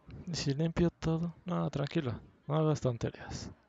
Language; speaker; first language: Spanish; native; Spanish